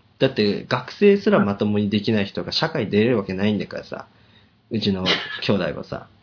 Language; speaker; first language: Japanese; native; Japanese